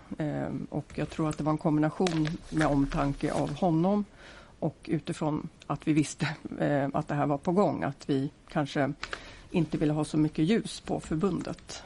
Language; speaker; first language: Swedish; native; Swedish